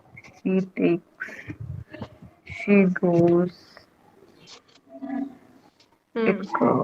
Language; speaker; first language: English; non-native, learner; Hindi